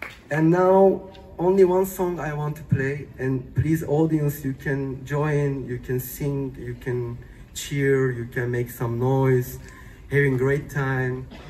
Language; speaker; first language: English; non-native, fluent; Turkish